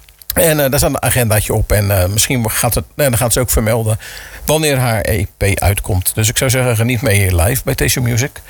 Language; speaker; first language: Dutch; native; Dutch